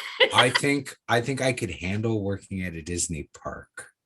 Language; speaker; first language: English; native; English